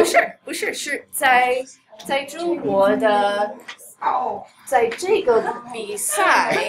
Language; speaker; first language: Chinese; non-native, fluent; English